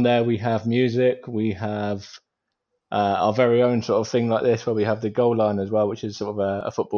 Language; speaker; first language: English; native; English